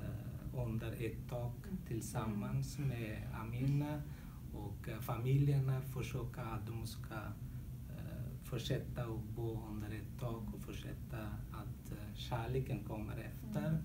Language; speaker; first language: Swedish; non-native, learner; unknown